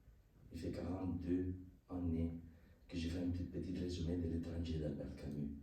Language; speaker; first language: French; non-native, learner; Spanish